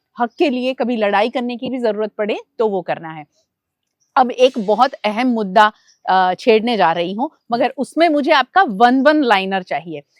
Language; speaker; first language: Hindi; non-native, local second language; Gujarati